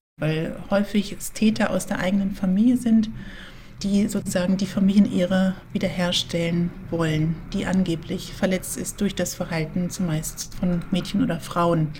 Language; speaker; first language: German; native; German